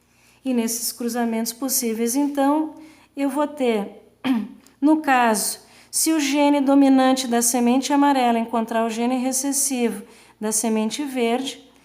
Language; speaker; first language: Portuguese; native; Portuguese